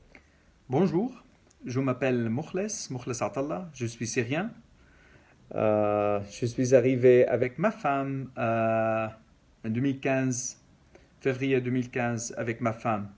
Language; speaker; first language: French; non-native, learner; Arabic